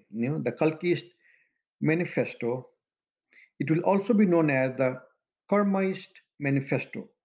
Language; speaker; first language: English; non-native, local second language; Maithili